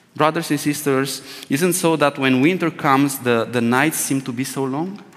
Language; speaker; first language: English; non-native, fluent; Romanian